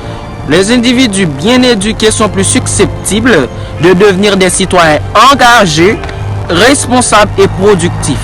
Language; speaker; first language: French; non-native, local second language; Haitian Creole